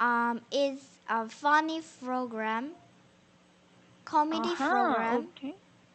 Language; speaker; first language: English; non-native, learner; Korean